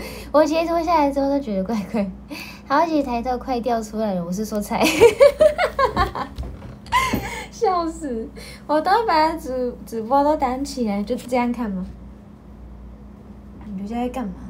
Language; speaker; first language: Chinese; non-native, fluent; Japanese